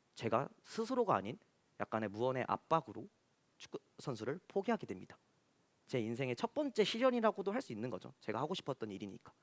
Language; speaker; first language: Korean; native; Korean